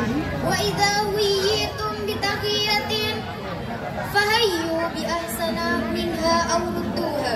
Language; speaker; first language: Arabic; non-native, learner; Indonesian